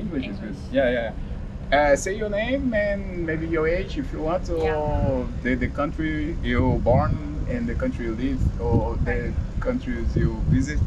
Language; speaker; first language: English; non-native, learner; Portuguese